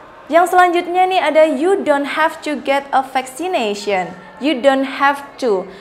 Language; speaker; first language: English; non-native, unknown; Indonesian